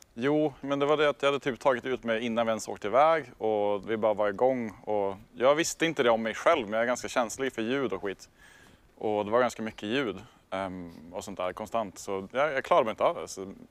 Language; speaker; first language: Swedish; native; Swedish